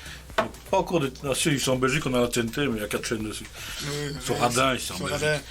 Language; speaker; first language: French; native; French